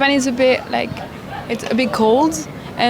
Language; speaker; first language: English; non-native, fluent; French